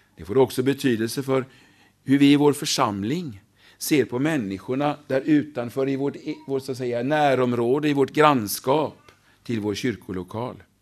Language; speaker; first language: Swedish; native; Swedish